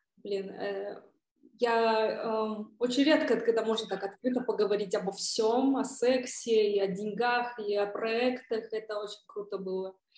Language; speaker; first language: Russian; non-native, local second language; Kyrgyz